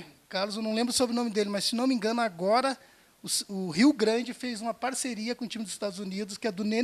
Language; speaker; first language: Portuguese; native; Portuguese